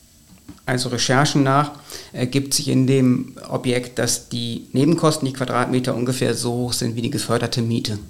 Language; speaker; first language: German; native; German